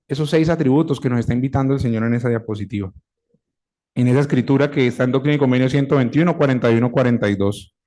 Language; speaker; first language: Spanish; native; Spanish